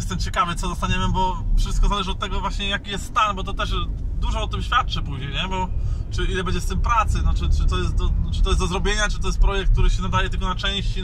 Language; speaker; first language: Polish; native; Polish